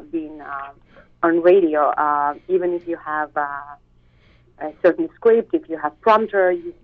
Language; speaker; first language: English; non-native, fluent; Russian